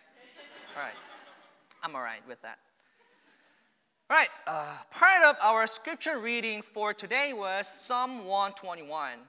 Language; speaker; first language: English; non-native, fluent; Korean